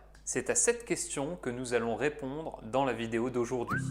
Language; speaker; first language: French; native; French